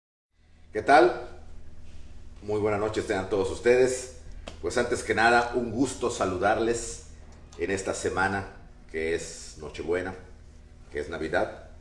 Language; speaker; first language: Spanish; native; Spanish